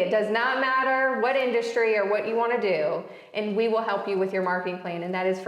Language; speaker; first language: English; native; English